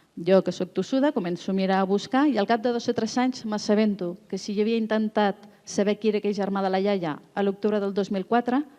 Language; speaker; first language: Catalan; native; Catalan